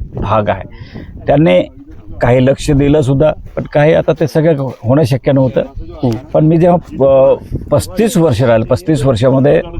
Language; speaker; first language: Marathi; non-native, local second language; Bhili